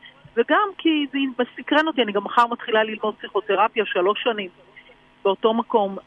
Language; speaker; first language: Hebrew; native; Hebrew